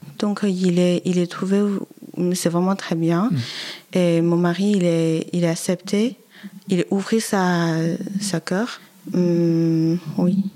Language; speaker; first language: French; non-native, learner; Chinese